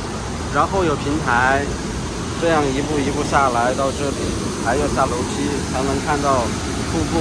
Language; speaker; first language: Chinese; native; Chinese